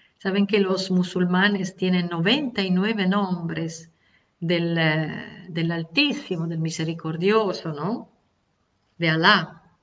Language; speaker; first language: Spanish; non-native, fluent; Italian